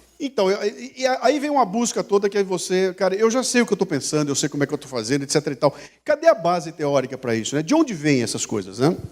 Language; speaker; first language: Portuguese; native; Portuguese